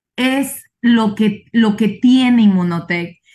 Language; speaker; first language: Spanish; native; Spanish